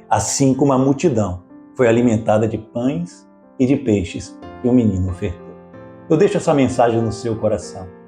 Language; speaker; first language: Portuguese; native; Portuguese